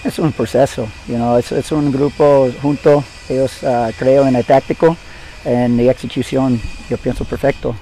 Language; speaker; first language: Spanish; non-native, learner; English